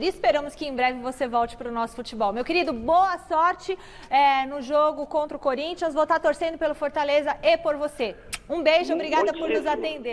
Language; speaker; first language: Portuguese; native; Portuguese